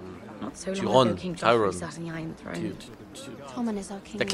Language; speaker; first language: German; native; German